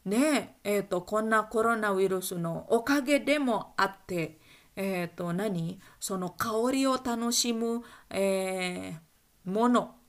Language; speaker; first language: Japanese; non-native, fluent; Indonesian